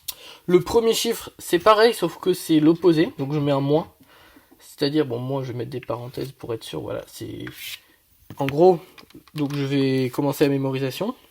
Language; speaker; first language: French; native; French